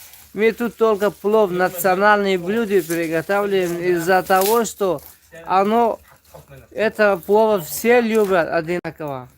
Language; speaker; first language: Russian; non-native, local second language; Tajik